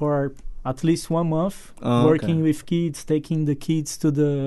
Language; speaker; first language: English; non-native, fluent; Portuguese